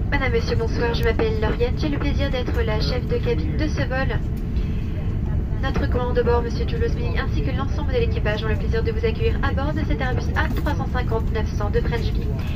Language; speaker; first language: French; native; French